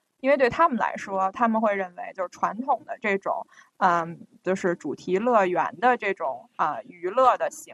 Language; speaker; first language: Chinese; native; Chinese